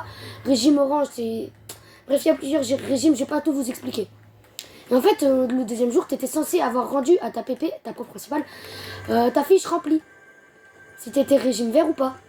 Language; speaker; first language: French; native; French